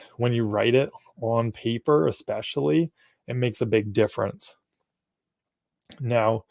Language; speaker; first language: English; native; English